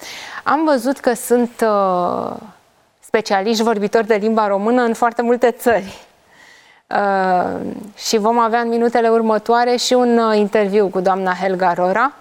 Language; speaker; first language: Romanian; native; Romanian